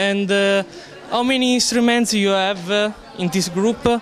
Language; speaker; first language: English; non-native, learner; Italian